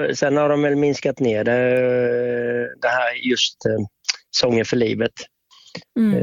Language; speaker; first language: Swedish; native; Swedish